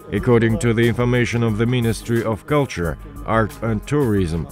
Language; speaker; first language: English; non-native, fluent; Kazakh